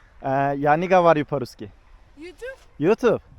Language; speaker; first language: Russian; non-native, learner; Turkish